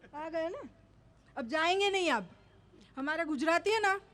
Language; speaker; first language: Hindi; non-native, local second language; Gujarati